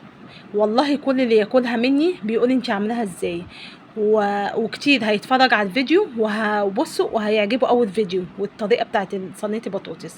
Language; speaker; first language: Arabic; native; Arabic